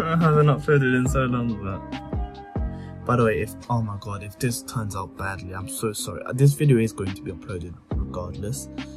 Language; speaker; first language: English; native; English